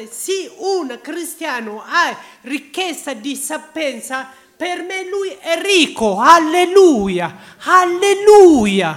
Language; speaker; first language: Italian; non-native, learner; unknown